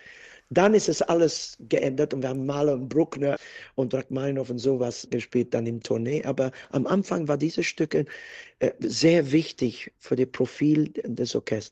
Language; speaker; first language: German; non-native, fluent; English